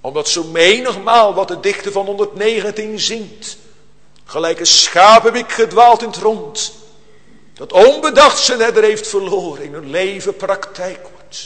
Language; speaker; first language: Dutch; native; Dutch